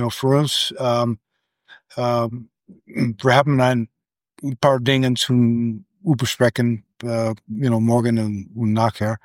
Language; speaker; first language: German; non-native, learner; English